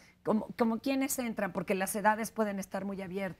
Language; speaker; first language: Spanish; native; Spanish